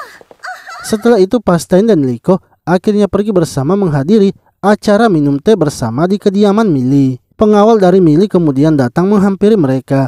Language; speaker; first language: Indonesian; native; Indonesian